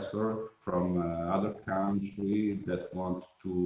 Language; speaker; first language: English; non-native, learner; Italian